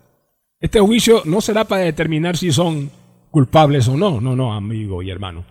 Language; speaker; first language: Spanish; native; Spanish